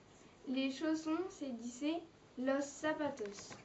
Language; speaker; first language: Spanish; non-native, learner; French